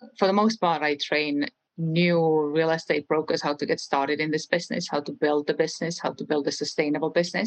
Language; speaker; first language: English; non-native, fluent; Estonian